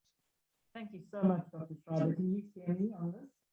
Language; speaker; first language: English; native; English